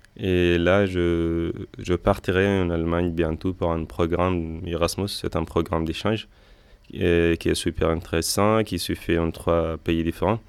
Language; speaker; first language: French; non-native, fluent; Arabic